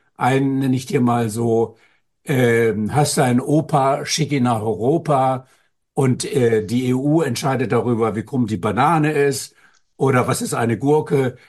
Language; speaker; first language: German; native; German